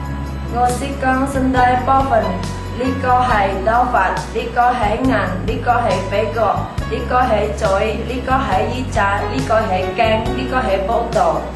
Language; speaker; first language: Cantonese; non-native, learner; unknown